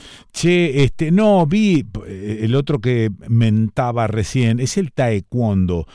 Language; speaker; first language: Spanish; native; Spanish